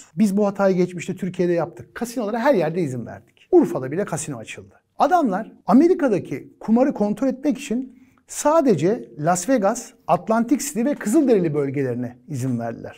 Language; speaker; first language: Turkish; native; Turkish